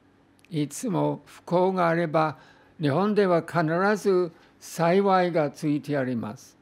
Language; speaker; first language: Japanese; non-native, fluent; English